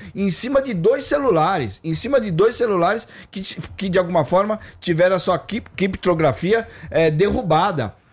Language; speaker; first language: Portuguese; native; Portuguese